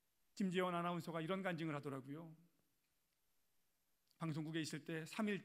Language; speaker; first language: Korean; native; Korean